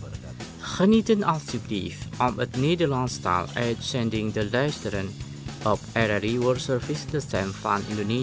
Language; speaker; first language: Dutch; non-native, learner; Indonesian